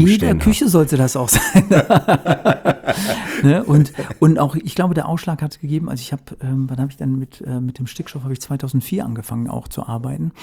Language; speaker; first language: German; native; German